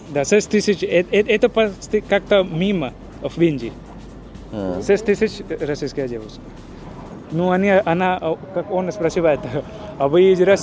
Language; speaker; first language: Russian; non-native, learner; Hindi